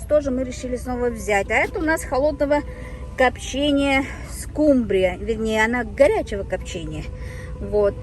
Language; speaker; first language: Russian; non-native, local second language; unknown